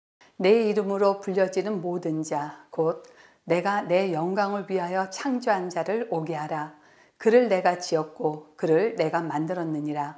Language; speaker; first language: Korean; native; Korean